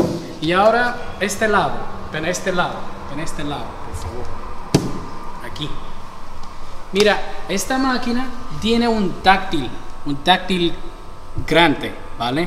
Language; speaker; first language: Spanish; non-native, fluent; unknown